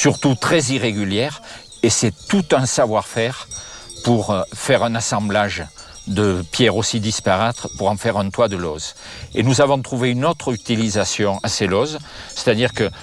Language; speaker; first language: French; native; French